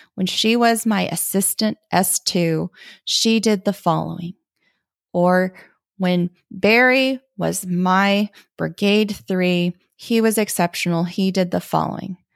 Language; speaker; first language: English; early bilingual, other home language; German